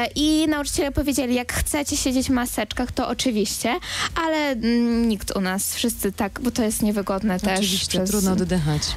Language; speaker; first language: Polish; early bilingual, other home language; Ukrainian